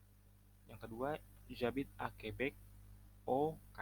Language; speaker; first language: French; non-native, fluent; Indonesian